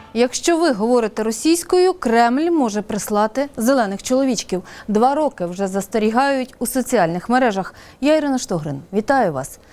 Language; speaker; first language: Ukrainian; native; Ukrainian